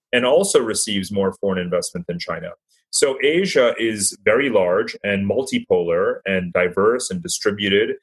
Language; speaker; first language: English; native; English